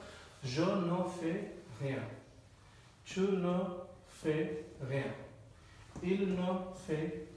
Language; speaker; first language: French; non-native, fluent; Bangla